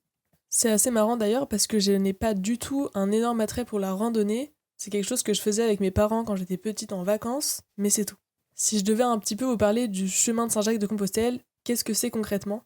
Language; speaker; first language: French; native; French